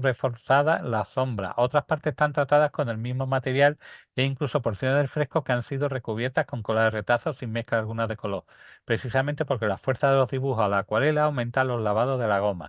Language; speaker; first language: Spanish; native; Spanish